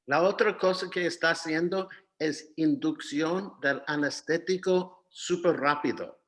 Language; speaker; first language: Spanish; non-native, fluent; English